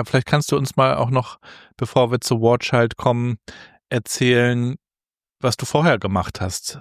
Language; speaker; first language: German; native; German